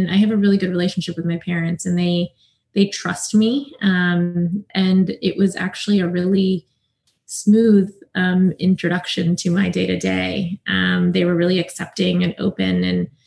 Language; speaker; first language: English; native; English